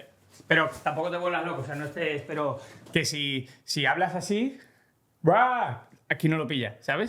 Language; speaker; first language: Spanish; native; Spanish